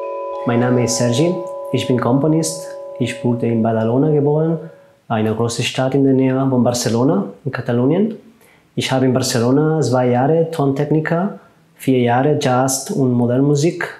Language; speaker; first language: German; non-native, fluent; Catalan